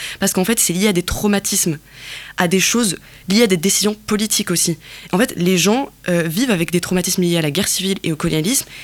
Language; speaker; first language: French; non-native, local second language; Kabyle